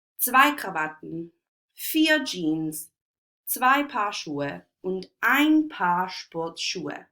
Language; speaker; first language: German; non-native, fluent; English